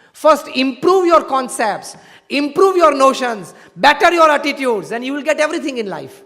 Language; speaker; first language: English; non-native, local second language; Gujarati